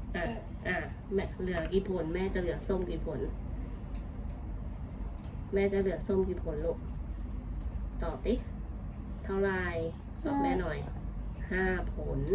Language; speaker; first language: Thai; native; Thai